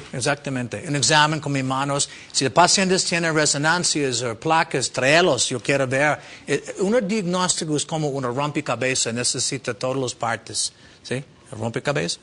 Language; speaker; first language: Spanish; non-native, learner; English